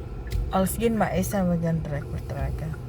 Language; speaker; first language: Dutch; non-native, learner; Filipino